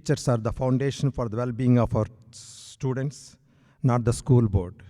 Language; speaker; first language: English; non-native, local second language; Telugu